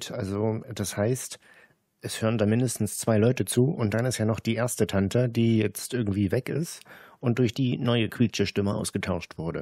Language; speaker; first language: German; native; German